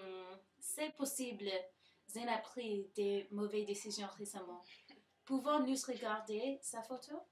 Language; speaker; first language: French; non-native, learner; English